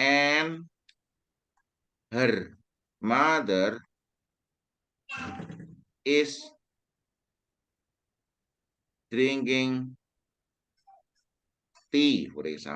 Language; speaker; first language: English; non-native, fluent; Indonesian